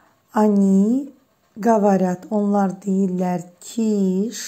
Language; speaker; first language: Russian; non-native, fluent; Azerbaijani